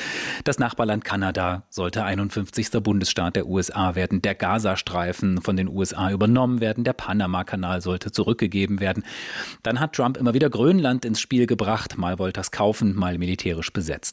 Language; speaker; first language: German; native; German